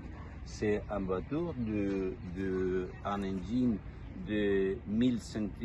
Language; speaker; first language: French; non-native, learner; Spanish